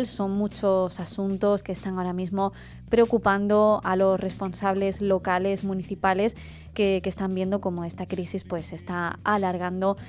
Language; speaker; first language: Spanish; native; Spanish